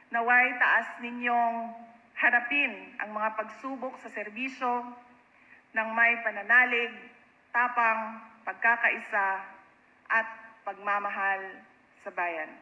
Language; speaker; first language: Filipino; non-native, local second language; Cebuano